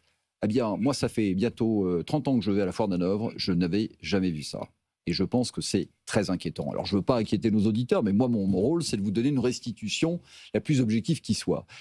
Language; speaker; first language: French; native; French